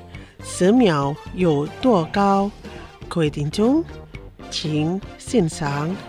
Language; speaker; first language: Chinese; non-native, fluent; Indonesian